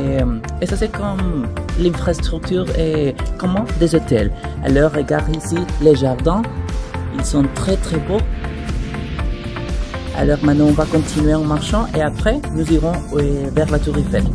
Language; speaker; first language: French; non-native, fluent; Spanish